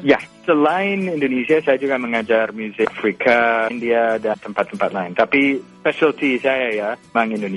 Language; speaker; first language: Indonesian; non-native, fluent; English